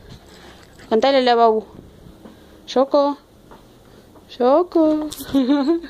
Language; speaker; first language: Spanish; native; Spanish